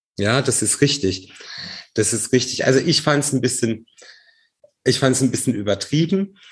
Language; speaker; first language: German; native; German